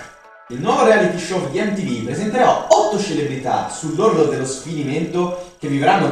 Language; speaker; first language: Italian; native; Italian